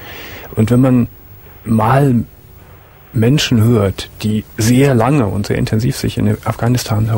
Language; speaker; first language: German; native; German